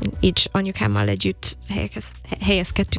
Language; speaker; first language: Hungarian; non-native, fluent; English